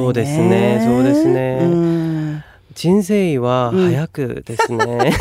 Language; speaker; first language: Japanese; non-native, learner; Korean